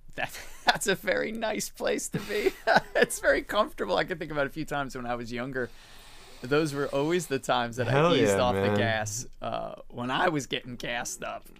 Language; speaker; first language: English; native; English